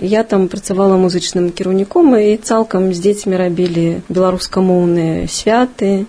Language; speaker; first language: Belarusian; non-native, local second language; Russian